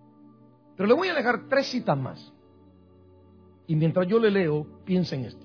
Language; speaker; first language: Spanish; native; Spanish